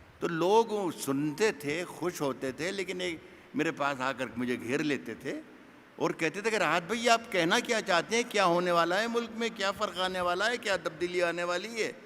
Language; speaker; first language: Urdu; native; Urdu